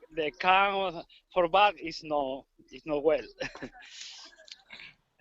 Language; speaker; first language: English; non-native, learner; Spanish